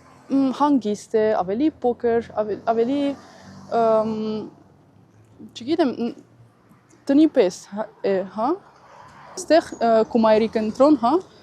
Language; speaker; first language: Armenian; non-native, learner; Italian